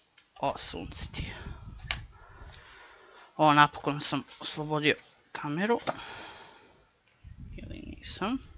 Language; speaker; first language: Croatian; native; Croatian